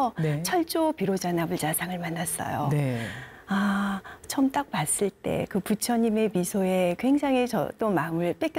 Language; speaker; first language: Korean; native; Korean